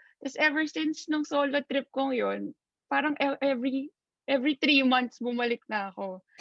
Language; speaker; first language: Filipino; native; Filipino